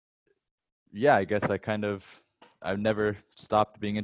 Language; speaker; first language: English; native; English